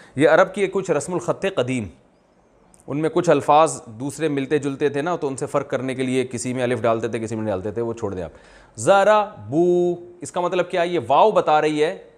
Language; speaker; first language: Urdu; native; Urdu